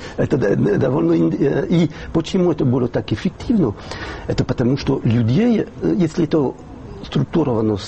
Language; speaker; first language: Russian; non-native, fluent; French